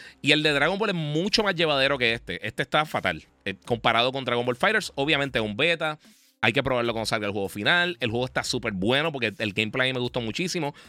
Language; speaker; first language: Spanish; native; Spanish